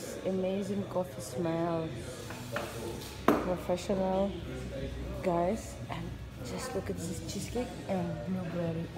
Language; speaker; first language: English; non-native, learner; Russian